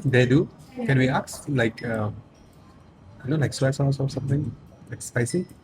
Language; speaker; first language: English; non-native, local second language; Hindi